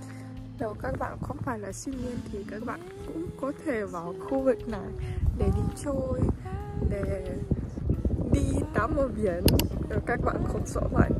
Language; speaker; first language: Vietnamese; non-native, learner; Russian